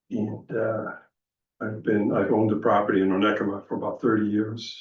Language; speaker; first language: English; non-native, fluent; Dutch